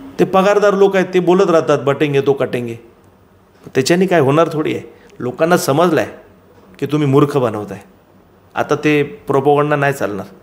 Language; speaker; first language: Marathi; non-native, local second language; Gujarati